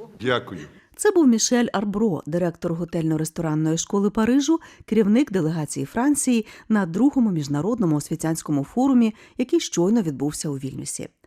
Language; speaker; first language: Ukrainian; native; Ukrainian